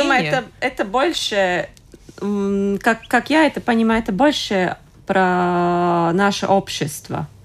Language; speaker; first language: Russian; non-native, local second language; Latvian